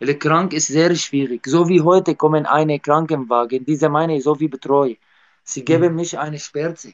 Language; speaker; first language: German; non-native, learner; Arabic